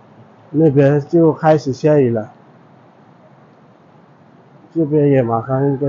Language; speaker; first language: Chinese; non-native, fluent; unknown